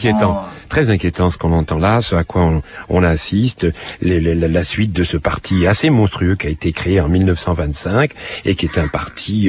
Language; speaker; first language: French; native; French